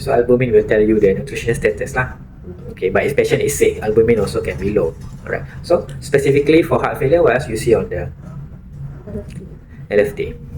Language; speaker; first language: English; non-native, local second language; Malay